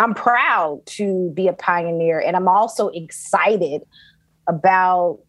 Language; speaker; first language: English; native; English